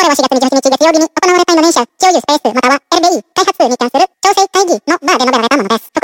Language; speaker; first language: Japanese; non-native, fluent; Indonesian